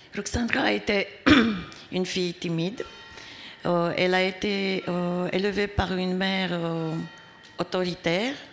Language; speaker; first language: French; non-native, fluent; Romanian